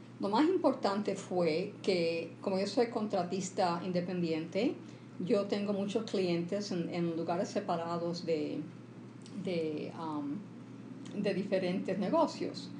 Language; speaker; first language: Spanish; early bilingual, heritage; Spanish